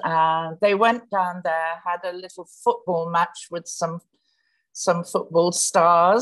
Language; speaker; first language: English; native; English